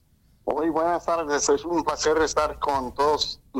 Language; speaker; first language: Spanish; early bilingual, heritage; Spanish